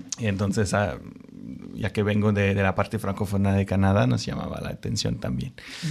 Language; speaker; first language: Spanish; non-native, fluent; French